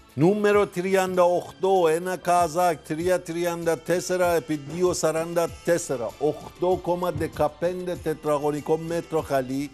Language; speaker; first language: Greek; non-native, learner; Persian